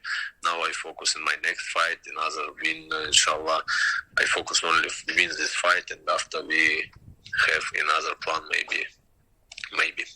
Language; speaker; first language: English; non-native, learner; Russian